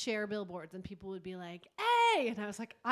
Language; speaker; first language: English; native; English